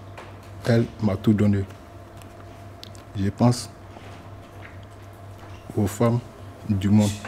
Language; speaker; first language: French; non-native, learner; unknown